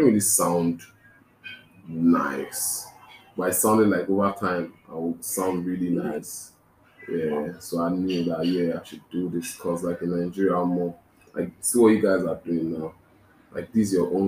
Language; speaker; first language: English; non-native, local second language; Igbo